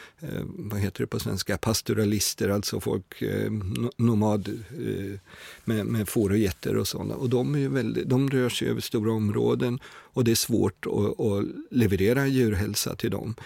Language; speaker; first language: Swedish; native; Swedish